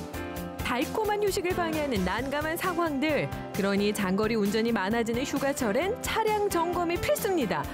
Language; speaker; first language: Korean; native; Korean